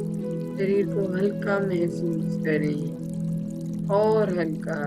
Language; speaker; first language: Hindi; native; Hindi